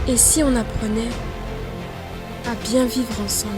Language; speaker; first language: French; native; French